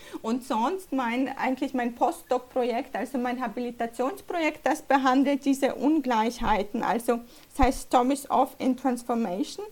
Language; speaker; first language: German; early bilingual, other home language; Polish